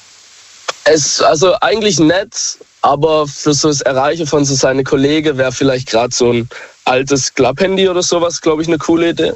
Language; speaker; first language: German; native; German